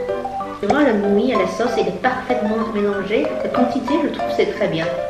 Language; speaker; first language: French; non-native, fluent; Chinese